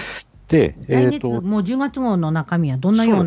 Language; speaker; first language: Japanese; native; Japanese